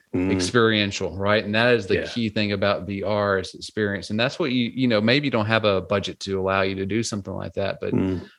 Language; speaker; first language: English; native; English